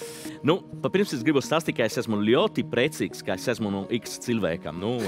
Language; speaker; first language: Latvian; non-native, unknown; Italian